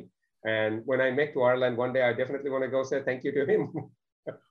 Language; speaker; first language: English; non-native, local second language; Bangla